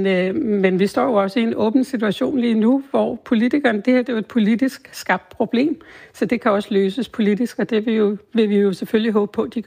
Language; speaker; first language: Danish; native; Danish